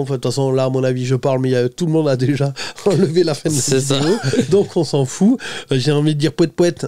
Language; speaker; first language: French; native; French